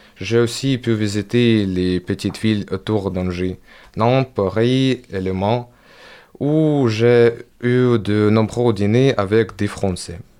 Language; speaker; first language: French; non-native, learner; Ukrainian